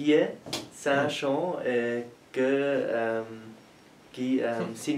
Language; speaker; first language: French; non-native, learner; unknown